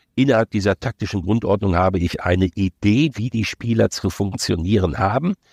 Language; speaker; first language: German; native; German